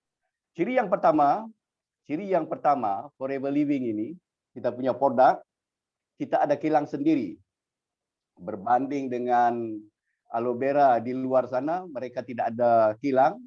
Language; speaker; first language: Malay; native; Malay